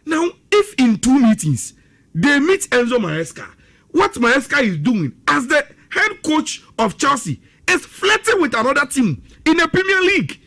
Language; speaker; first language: English; non-native, local second language; Akan